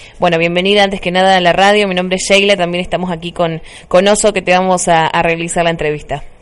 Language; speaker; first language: Spanish; native; Spanish